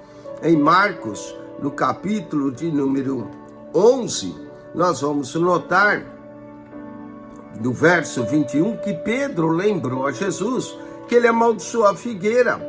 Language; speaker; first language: Portuguese; native; Portuguese